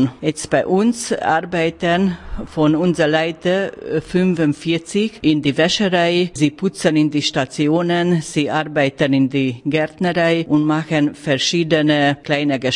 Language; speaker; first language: German; non-native, learner; Hungarian